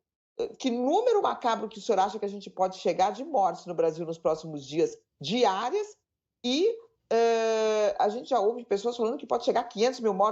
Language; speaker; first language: Portuguese; native; Portuguese